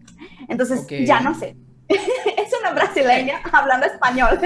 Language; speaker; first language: Spanish; non-native, fluent; Portuguese